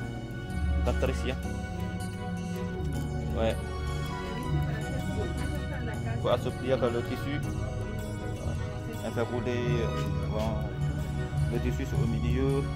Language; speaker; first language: French; non-native, fluent; Vietnamese